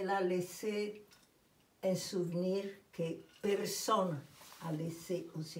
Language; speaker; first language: French; non-native, fluent; Italian